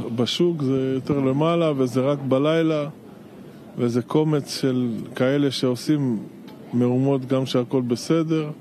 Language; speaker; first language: Hebrew; native; Hebrew